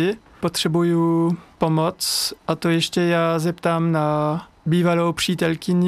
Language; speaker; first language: Czech; non-native, learner; French